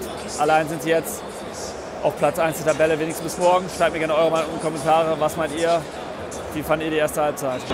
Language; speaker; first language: German; native; German